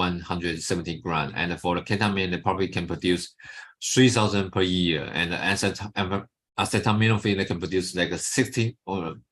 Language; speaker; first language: English; non-native, fluent; Chinese